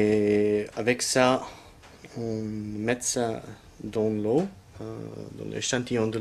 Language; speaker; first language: French; non-native, fluent; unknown